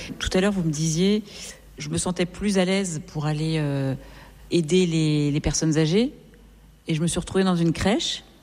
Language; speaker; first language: French; native; French